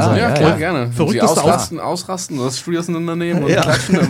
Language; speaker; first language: German; native; German